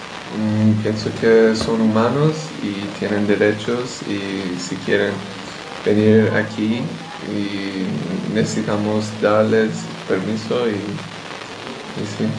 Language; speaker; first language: Spanish; non-native, learner; English